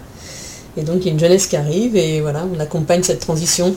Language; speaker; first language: French; native; French